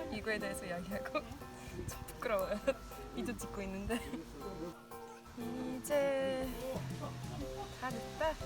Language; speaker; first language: Korean; non-native, learner; Swedish